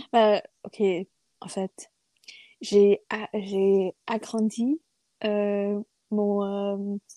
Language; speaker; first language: French; non-native, fluent; English